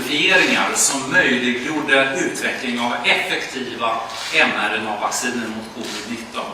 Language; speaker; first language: Swedish; native; Swedish